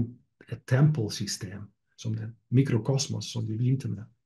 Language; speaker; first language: Norwegian; non-native, fluent; Dutch